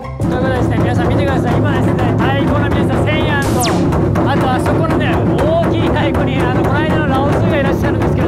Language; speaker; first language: Japanese; native; Japanese